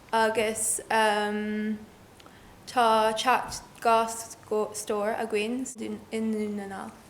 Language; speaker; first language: Irish; non-native, learner; English